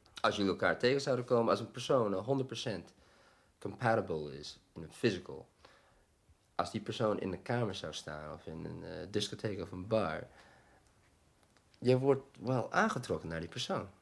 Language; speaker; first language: Dutch; non-native, learner; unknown